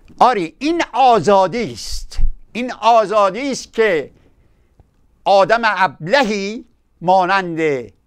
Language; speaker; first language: Persian; native; Persian